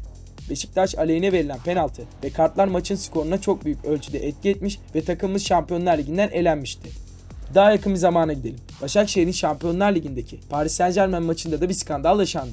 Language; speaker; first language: Turkish; native; Turkish